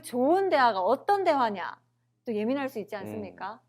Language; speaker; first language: Korean; native; Korean